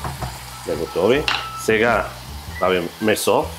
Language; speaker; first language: Bulgarian; non-native, learner; German